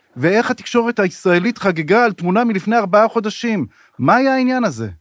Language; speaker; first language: Hebrew; native; Hebrew